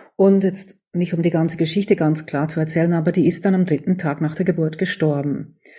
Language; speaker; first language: German; native; German